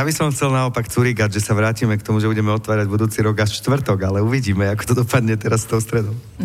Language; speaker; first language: Slovak; native; Slovak